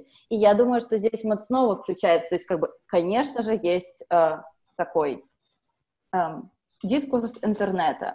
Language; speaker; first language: Russian; native; Russian